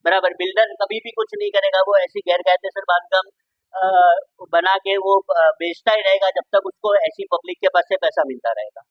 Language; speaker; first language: Hindi; non-native, local second language; Gujarati